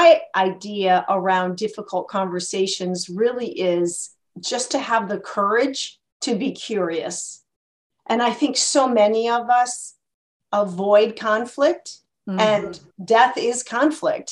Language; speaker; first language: English; native; English